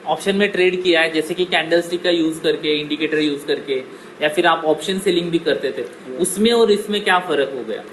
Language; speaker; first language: Hindi; non-native, local second language; Marathi